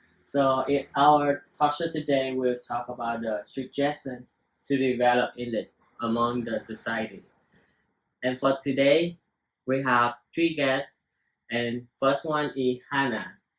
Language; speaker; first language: English; non-native, learner; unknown